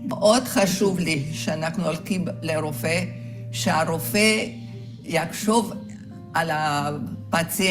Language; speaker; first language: Hebrew; early bilingual, other home language; Hungarian